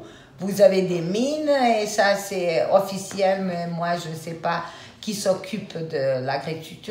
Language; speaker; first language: French; non-native, fluent; Serbian